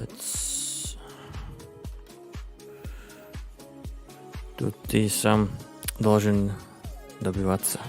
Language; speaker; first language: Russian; non-native, learner; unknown